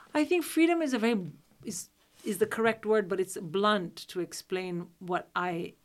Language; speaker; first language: English; non-native, local second language; Hindi